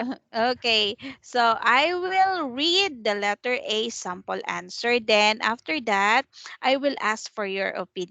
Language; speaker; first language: English; non-native, fluent; Vietnamese